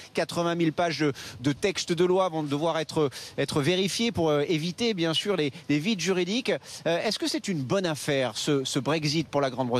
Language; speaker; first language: French; native; French